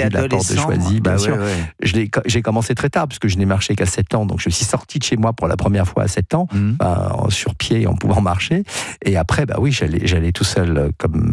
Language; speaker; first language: French; native; French